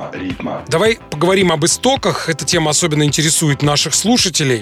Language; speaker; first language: Russian; native; Russian